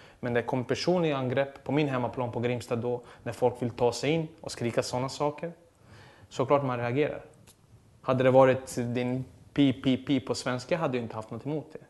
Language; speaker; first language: Swedish; early bilingual, other home language; Serbian